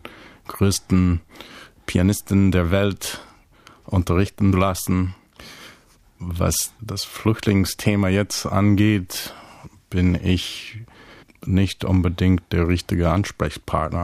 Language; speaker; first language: German; non-native, fluent; English